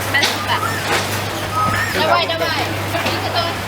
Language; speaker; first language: Russian; non-native, learner; Thai